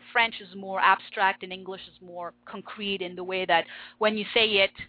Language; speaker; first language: English; non-native, fluent; French